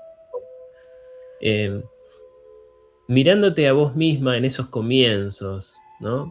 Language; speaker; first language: Spanish; native; Spanish